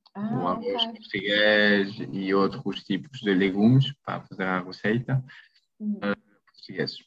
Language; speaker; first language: Portuguese; non-native, fluent; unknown